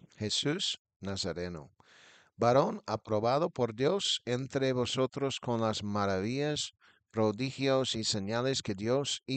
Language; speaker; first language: Spanish; non-native, fluent; English